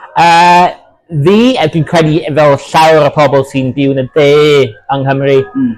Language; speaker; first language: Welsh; non-native, local second language; English